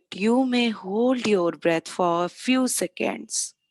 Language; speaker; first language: English; non-native, local second language; Hindi